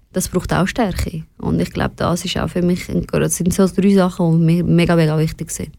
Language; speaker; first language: German; early bilingual, other home language; Persian